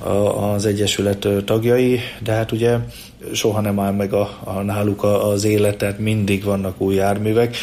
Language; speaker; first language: Hungarian; native; Hungarian